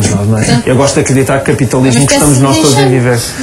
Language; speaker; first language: Portuguese; native; Portuguese